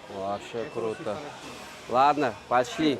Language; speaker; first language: Russian; non-native, local second language; Uzbek